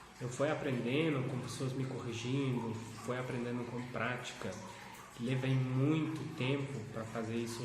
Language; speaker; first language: Portuguese; non-native, fluent; Afrikaans